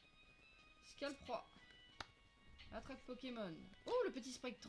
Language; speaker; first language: French; native; French